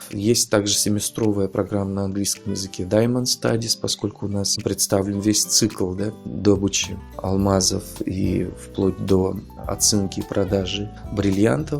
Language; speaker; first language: Russian; non-native, local second language; Yakut